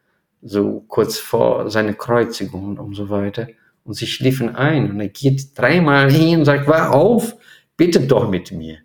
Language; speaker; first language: German; non-native, fluent; Portuguese